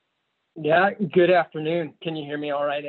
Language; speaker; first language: English; native; English